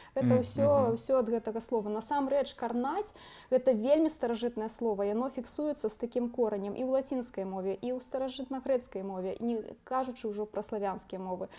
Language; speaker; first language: Belarusian; native; Belarusian